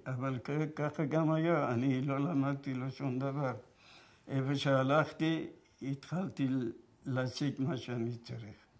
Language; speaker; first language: Hebrew; non-native, fluent; Persian